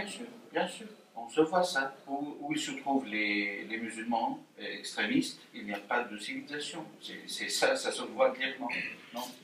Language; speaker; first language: French; non-native, fluent; Arabic